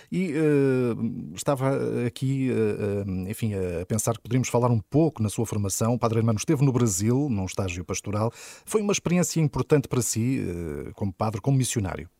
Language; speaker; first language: Portuguese; native; Portuguese